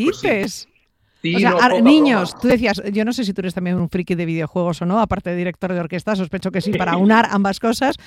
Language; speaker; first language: Spanish; native; Spanish